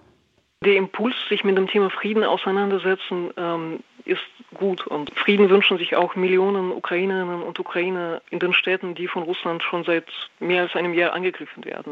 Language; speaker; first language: German; non-native, fluent; Russian